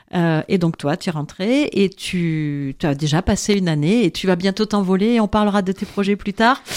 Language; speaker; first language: French; native; French